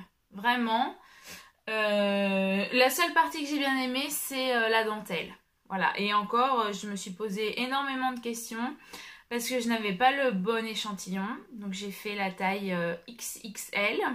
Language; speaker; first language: French; native; French